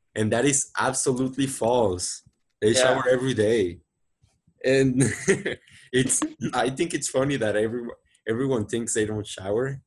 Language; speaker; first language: English; non-native, fluent; Spanish